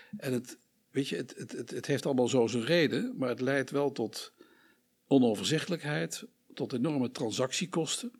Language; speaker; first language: Dutch; native; Dutch